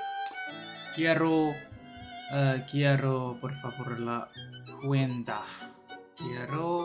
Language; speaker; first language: Spanish; non-native, learner; Chinese